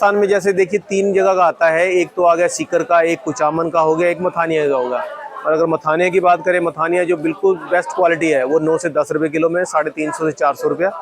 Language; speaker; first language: Hindi; native; Hindi